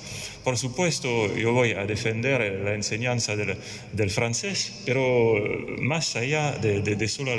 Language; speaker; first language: Spanish; non-native, fluent; French